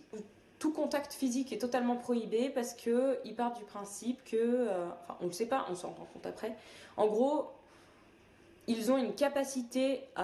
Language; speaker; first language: French; native; French